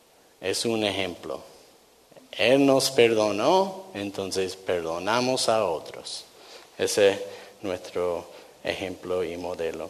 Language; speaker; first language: Spanish; non-native, fluent; English